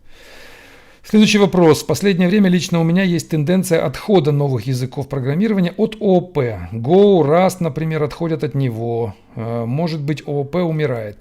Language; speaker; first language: Russian; native; Russian